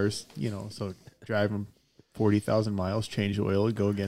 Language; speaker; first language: English; native; English